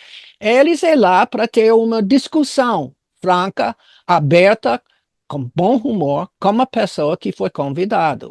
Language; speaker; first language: Portuguese; non-native, fluent; English